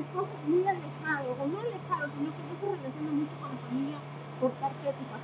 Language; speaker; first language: Spanish; native; Spanish